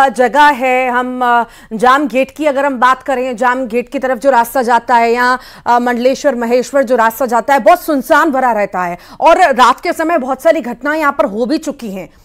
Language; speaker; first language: Hindi; native; Hindi